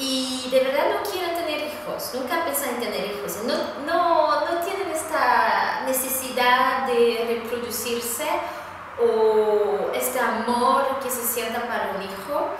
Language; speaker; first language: Spanish; non-native, fluent; Swedish